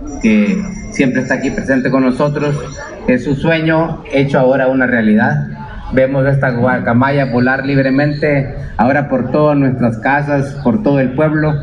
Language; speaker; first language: Spanish; native; Spanish